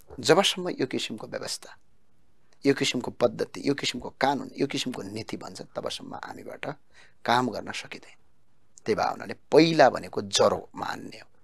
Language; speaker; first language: Nepali; native; Nepali